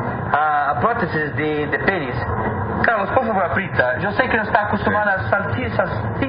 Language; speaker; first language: Spanish; non-native, fluent; Portuguese